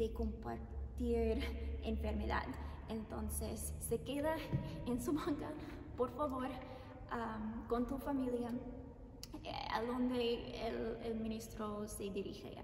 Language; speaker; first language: Spanish; non-native, learner; English